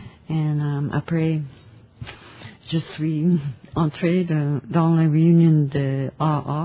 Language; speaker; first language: French; non-native, learner; English